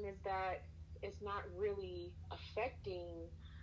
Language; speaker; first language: English; native; English